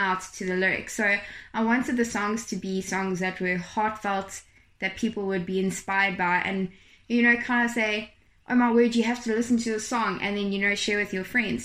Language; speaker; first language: English; native; English